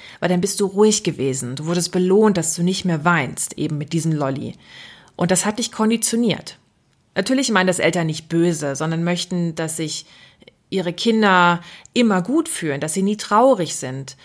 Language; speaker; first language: German; native; German